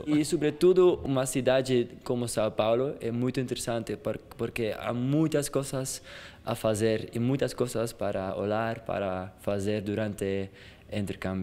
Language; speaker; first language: Portuguese; non-native, fluent; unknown